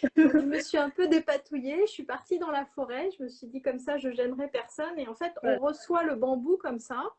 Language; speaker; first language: French; native; French